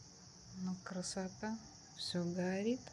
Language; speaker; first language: Russian; native; Russian